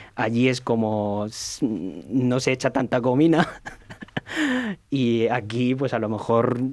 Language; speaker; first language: Spanish; non-native, fluent; Cantonese